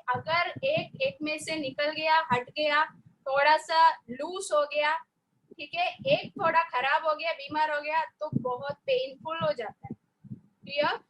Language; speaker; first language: Hindi; non-native, local second language; Malayalam